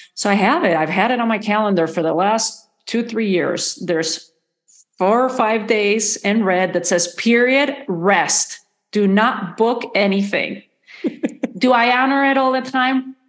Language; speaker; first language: English; non-native, fluent; Spanish